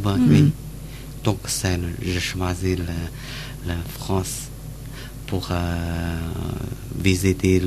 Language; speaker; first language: French; non-native, learner; Chinese